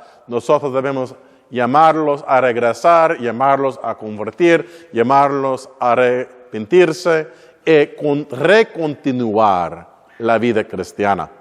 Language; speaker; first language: Spanish; non-native, learner; English